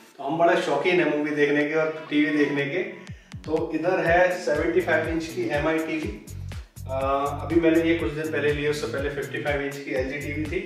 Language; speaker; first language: Hindi; native; Hindi